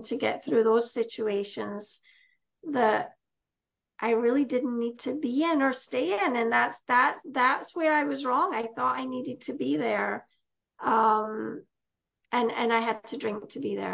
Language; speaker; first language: English; native; English